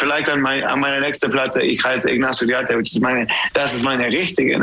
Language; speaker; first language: German; non-native, fluent; English